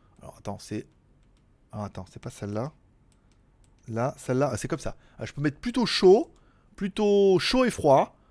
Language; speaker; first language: French; native; French